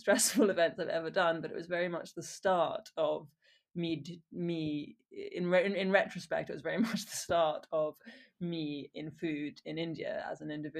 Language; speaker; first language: English; native; English